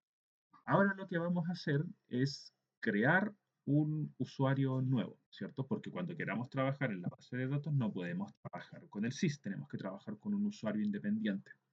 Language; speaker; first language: Spanish; native; Spanish